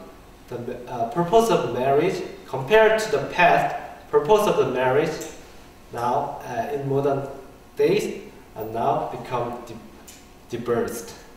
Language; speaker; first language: English; non-native, learner; Korean